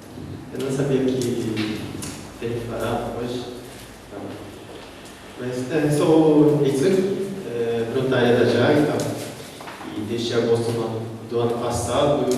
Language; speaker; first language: Portuguese; non-native, fluent; Japanese